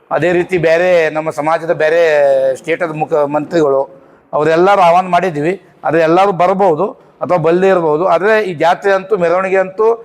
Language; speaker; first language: Kannada; non-native, local second language; Lambadi